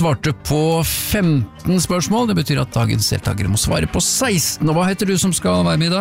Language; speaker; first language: Norwegian; native; Norwegian